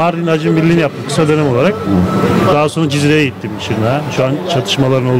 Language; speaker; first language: Turkish; native; Turkish